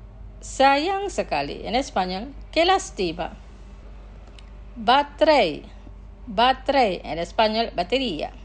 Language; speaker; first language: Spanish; non-native, fluent; Indonesian